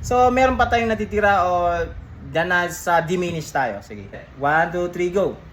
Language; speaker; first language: Filipino; native; Filipino